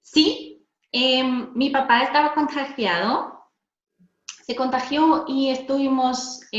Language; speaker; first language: Spanish; non-native, fluent; German